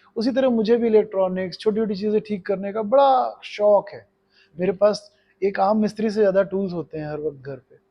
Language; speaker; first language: Hindi; native; Hindi